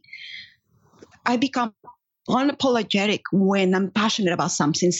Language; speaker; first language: English; non-native, fluent; Spanish